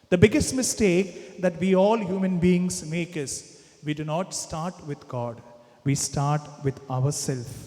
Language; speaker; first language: English; non-native, local second language; Malayalam